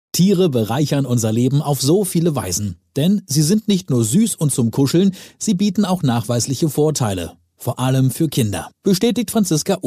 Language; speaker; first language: German; native; German